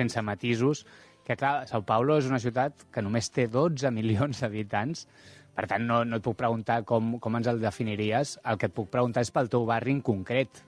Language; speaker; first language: Catalan; native; Catalan